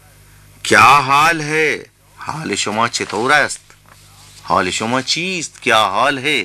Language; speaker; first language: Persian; non-native, fluent; Urdu